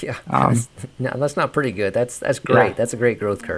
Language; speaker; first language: English; native; English